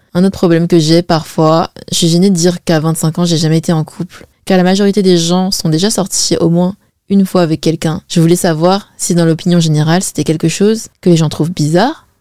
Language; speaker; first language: French; early bilingual, other home language; Chinese